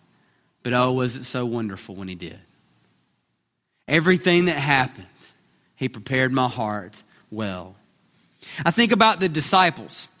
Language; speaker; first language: English; native; English